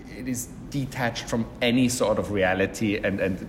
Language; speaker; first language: English; non-native, fluent; German